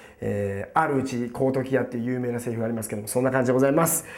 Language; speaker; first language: Japanese; native; Japanese